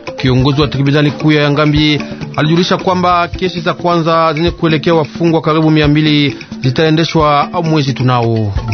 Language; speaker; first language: Swahili; native; Swahili